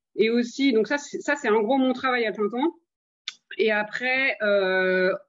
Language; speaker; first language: French; native; French